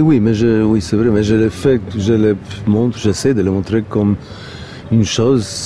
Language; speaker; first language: French; non-native, fluent; Polish